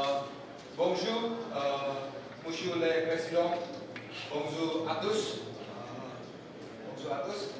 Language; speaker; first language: French; non-native, learner; Indonesian